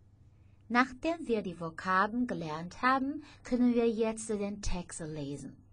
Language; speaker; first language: German; non-native, fluent; Chinese